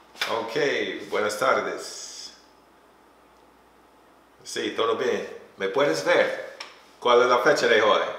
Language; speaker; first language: Spanish; non-native, fluent; English